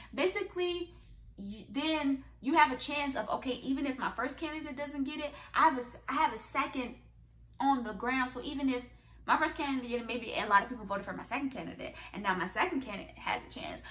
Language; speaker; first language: English; native; English